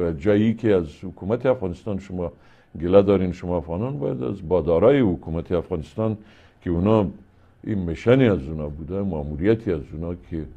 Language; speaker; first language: Persian; native; Persian